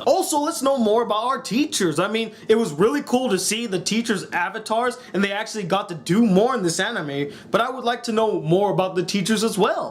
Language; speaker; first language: English; native; English